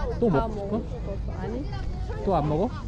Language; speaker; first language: Korean; native; Korean